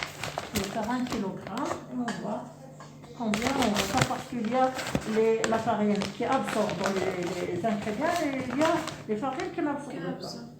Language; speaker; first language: French; non-native, local second language; Arabic